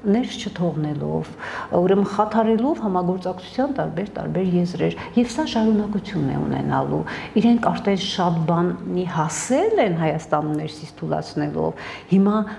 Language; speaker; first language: Armenian; native; Armenian